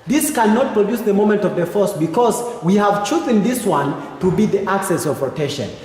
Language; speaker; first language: English; non-native, local second language; Swahili